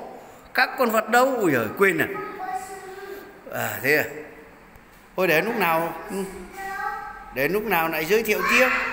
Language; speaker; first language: Vietnamese; native; Vietnamese